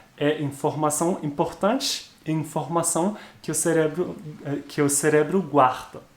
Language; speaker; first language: Portuguese; non-native, fluent; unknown